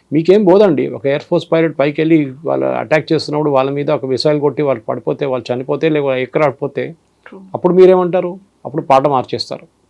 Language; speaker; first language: Telugu; non-native, fluent; Malayalam